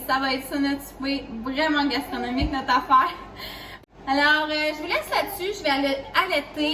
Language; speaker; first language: French; native; French